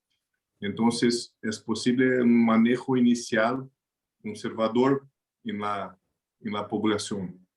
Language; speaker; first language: Spanish; non-native, learner; Portuguese